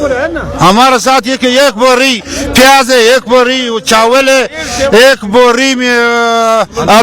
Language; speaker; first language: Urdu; non-native, local second language; Pashto